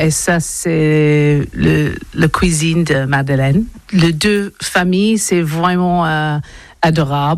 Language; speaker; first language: French; non-native, learner; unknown